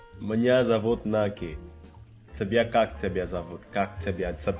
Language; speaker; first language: Russian; non-native, learner; Indonesian